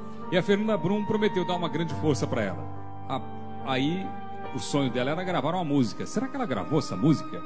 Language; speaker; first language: Portuguese; native; Portuguese